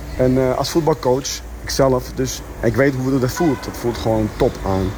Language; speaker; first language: Dutch; early bilingual, other home language; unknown